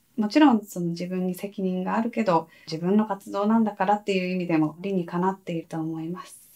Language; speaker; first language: Japanese; native; Japanese